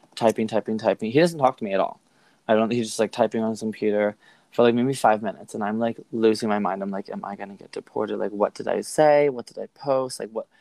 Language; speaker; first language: English; native; English